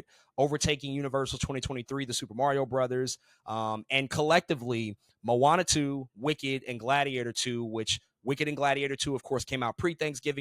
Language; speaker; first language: English; native; English